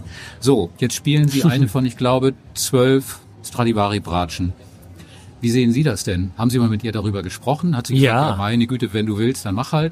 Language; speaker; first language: German; native; German